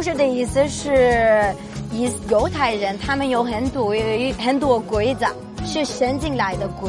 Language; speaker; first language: Chinese; non-native, learner; Hebrew